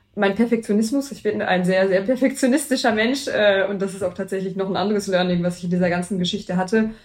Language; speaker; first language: German; native; German